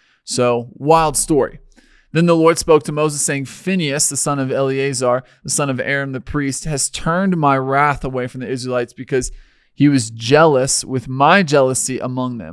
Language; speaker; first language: English; native; English